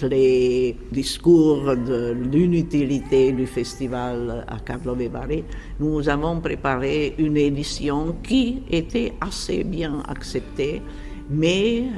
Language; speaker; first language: French; non-native, fluent; Czech